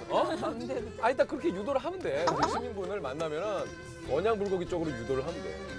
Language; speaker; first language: Korean; native; Korean